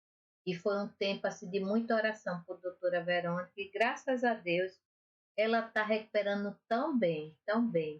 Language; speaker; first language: Portuguese; native; Portuguese